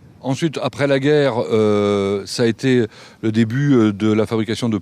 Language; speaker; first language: French; native; French